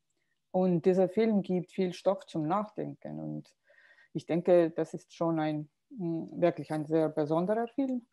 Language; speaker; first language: German; non-native, fluent; Estonian